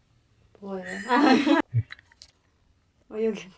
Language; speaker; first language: Korean; non-native, fluent; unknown